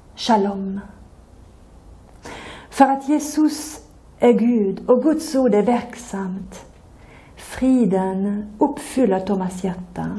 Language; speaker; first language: Swedish; non-native, fluent; French